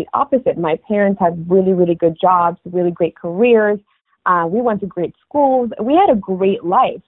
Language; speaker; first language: English; non-native, fluent; Arabic